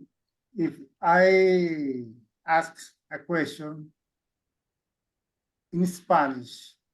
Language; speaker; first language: English; non-native, learner; Spanish